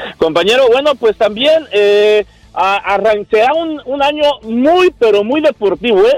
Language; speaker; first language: Spanish; native; Spanish